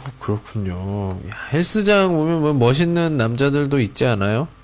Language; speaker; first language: Korean; native; Korean